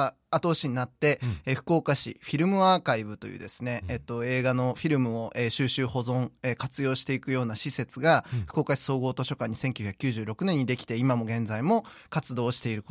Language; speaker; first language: Japanese; native; Japanese